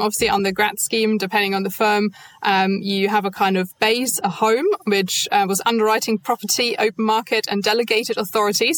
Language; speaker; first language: English; non-native, fluent; German